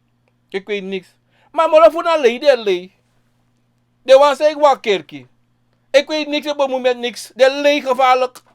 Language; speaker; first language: Dutch; non-native, local second language; Sranan Tongo